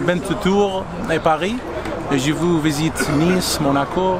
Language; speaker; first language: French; non-native, learner; Arabic